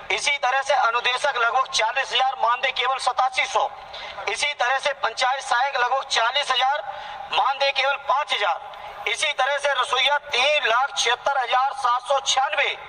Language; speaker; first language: Hindi; native; Hindi